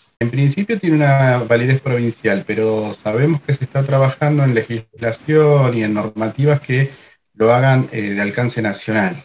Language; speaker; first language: Spanish; native; Spanish